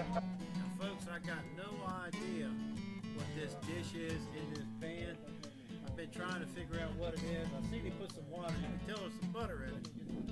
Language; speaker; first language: English; native; English